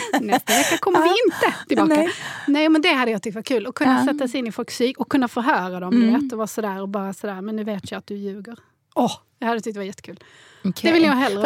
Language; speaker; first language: Swedish; native; Swedish